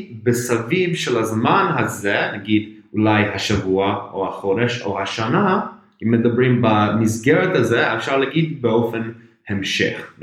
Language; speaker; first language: Hebrew; non-native, fluent; English